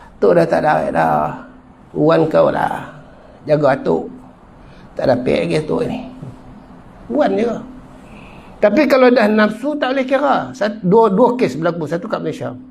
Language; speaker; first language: Malay; native; Malay